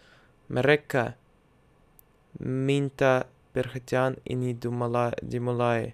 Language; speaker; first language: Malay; non-native, learner; Russian